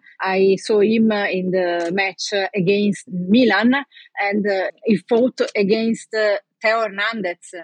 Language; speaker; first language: English; non-native, learner; Italian